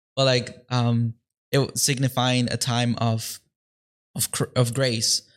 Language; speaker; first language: English; early bilingual, other home language; Spanish